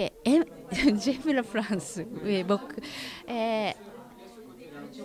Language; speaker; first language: French; non-native, learner; Japanese